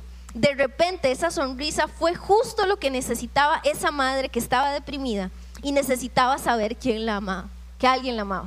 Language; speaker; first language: Spanish; native; Spanish